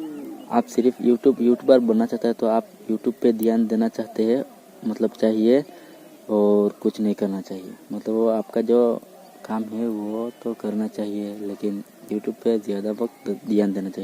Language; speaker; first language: Hindi; non-native, local second language; Bangla